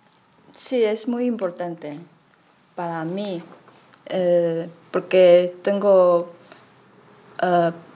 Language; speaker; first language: Spanish; non-native, learner; Chinese